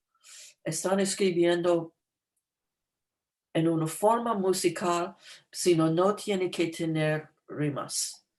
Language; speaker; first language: Spanish; non-native, fluent; English